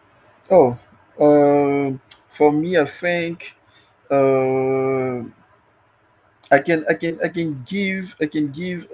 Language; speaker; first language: English; non-native, learner; French